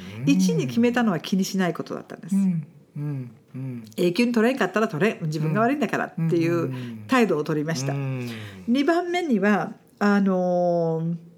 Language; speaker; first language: Japanese; non-native, fluent; English